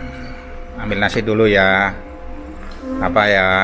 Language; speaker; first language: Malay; non-native, local second language; Javanese